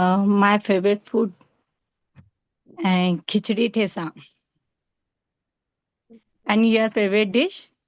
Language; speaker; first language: English; non-native, learner; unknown